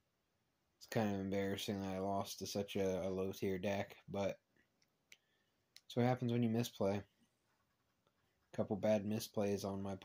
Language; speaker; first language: English; native; English